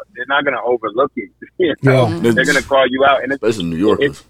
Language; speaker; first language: English; native; English